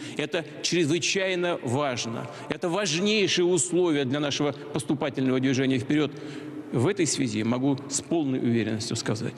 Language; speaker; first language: Russian; native; Russian